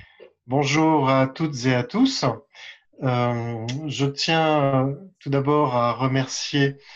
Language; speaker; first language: French; native; French